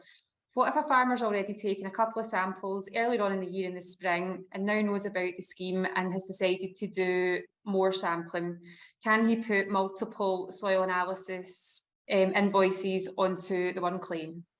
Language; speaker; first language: English; native; English